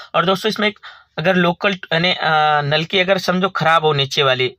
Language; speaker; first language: Hindi; non-native, local second language; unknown